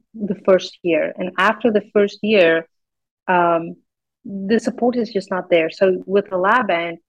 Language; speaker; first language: English; non-native, local second language; Afrikaans